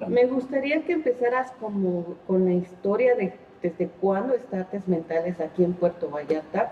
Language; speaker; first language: Spanish; native; Spanish